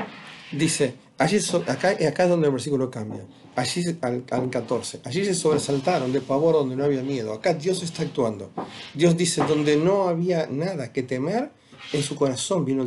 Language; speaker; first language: Spanish; native; Spanish